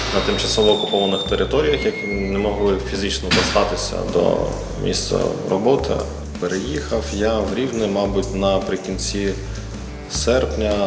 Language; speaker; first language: Ukrainian; native; Ukrainian